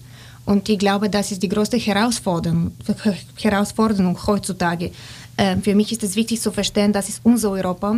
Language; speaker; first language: German; non-native, fluent; Bulgarian